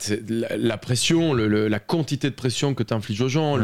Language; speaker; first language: French; non-native, fluent; Spanish